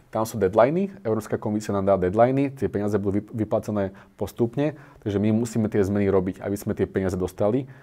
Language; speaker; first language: Slovak; native; Slovak